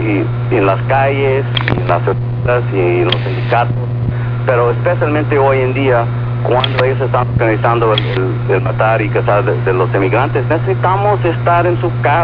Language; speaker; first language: Spanish; early bilingual, heritage; Spanish